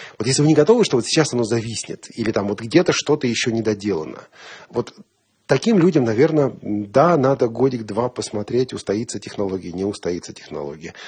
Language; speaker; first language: Russian; native; Russian